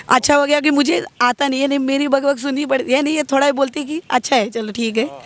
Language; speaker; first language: Hindi; non-native, local second language; Marathi